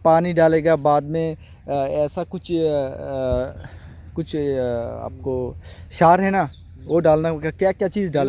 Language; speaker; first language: Hindi; non-native, learner; Bangla